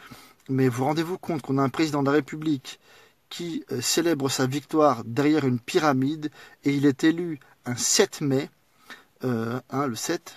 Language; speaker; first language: French; native; French